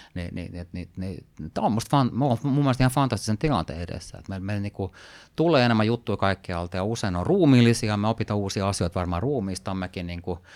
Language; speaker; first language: Finnish; early bilingual, heritage; Finnish